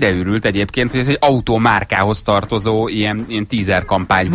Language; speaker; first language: Hungarian; native; Hungarian